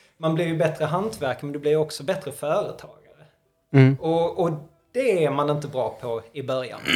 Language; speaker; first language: Swedish; native; Swedish